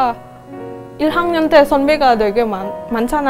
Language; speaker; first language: Korean; non-native, fluent; Indonesian